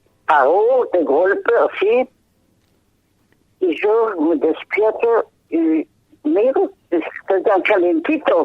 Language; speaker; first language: Spanish; non-native, fluent; German